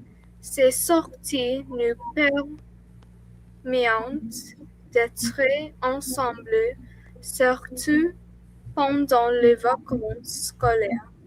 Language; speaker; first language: French; non-native, learner; English